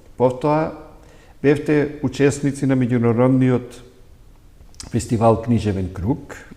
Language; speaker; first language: Macedonian; native; Macedonian